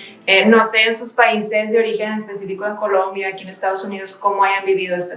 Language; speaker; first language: Spanish; native; Spanish